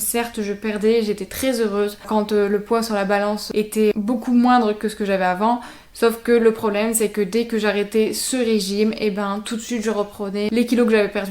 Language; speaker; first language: French; native; French